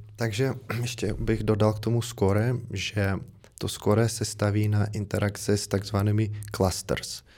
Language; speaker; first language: Czech; non-native, fluent; Russian